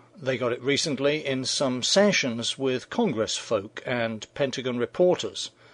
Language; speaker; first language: English; native; English